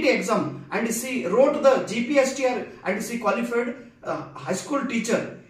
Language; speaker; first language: English; non-native, local second language; Marathi